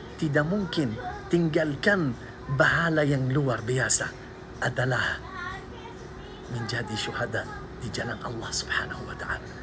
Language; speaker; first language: Indonesian; non-native, learner; Arabic